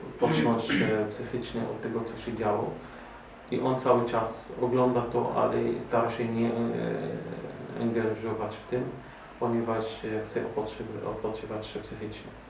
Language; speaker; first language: Polish; non-native, learner; Arabic